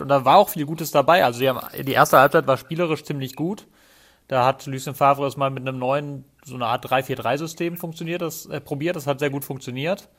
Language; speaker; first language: German; native; German